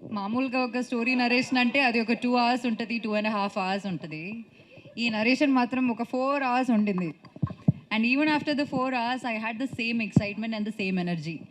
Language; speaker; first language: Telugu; non-native, fluent; Malayalam